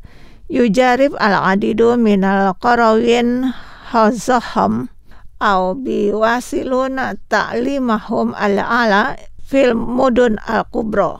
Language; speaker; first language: Arabic; non-native, fluent; Indonesian